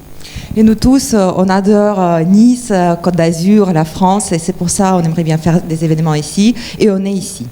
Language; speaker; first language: French; non-native, fluent; Ukrainian